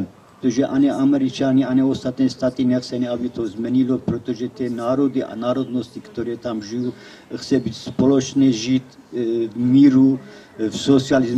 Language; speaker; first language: Czech; non-native, learner; Kurdish